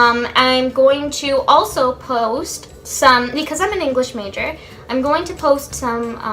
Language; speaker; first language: English; native; English